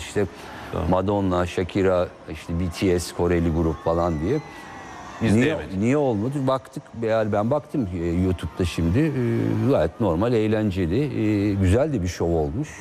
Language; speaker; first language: Turkish; native; Turkish